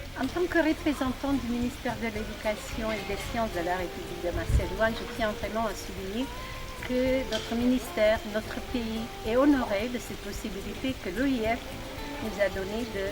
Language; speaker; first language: French; non-native, fluent; Macedonian